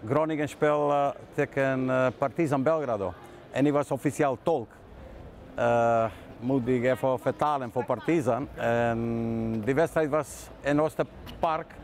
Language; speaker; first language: Dutch; non-native, fluent; Serbian